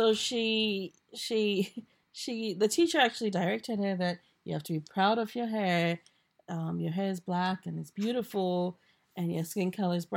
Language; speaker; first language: English; non-native, local second language; Akan